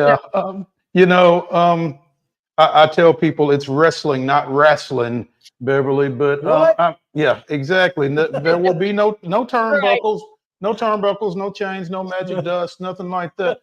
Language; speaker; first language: English; native; English